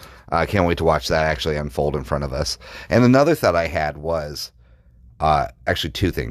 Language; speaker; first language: English; native; English